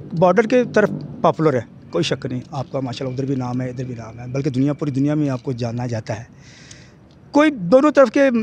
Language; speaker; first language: Urdu; non-native, local second language; Punjabi